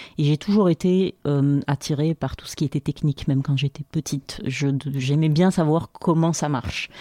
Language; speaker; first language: French; non-native, local second language; Arabic